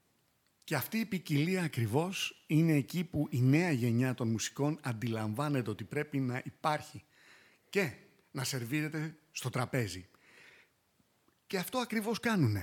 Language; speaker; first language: Greek; native; Greek